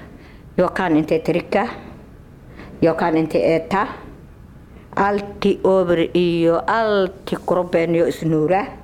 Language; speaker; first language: Swedish; non-native, learner; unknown